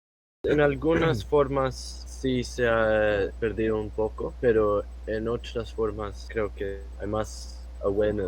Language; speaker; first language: Spanish; non-native, fluent; English